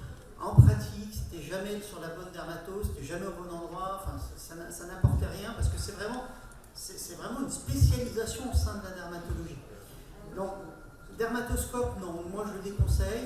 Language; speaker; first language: French; native; French